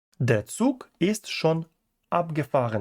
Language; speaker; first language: German; non-native, fluent; Ukrainian